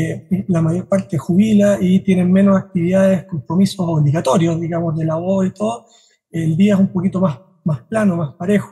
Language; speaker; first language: Spanish; native; Spanish